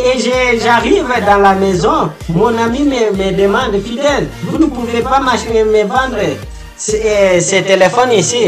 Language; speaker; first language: French; non-native, fluent; Portuguese